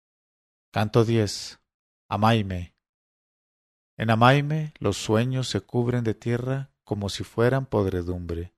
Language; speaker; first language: Spanish; native; Spanish